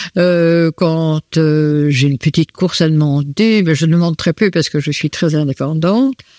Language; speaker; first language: French; native; French